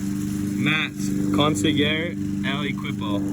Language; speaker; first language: Spanish; non-native, learner; English